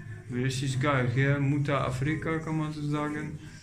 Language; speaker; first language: German; non-native, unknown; Polish